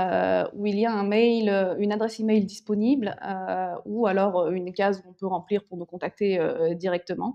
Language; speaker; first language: French; early bilingual, other home language; Korean